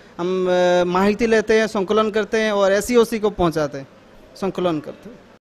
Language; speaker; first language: Hindi; non-native, local second language; Gujarati